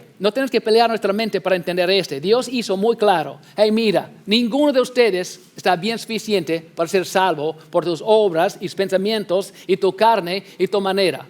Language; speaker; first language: Spanish; non-native, fluent; English